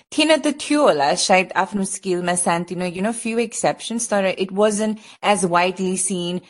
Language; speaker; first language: English; early bilingual, other home language; Nepali